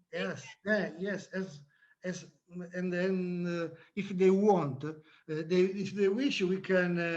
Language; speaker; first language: English; non-native, learner; Italian